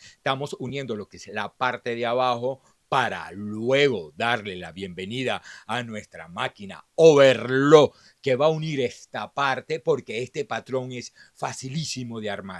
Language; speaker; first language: Spanish; native; Spanish